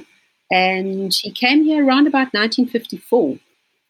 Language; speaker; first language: English; native; English